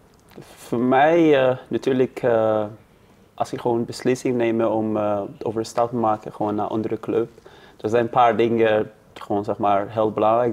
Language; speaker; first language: Dutch; non-native, learner; Persian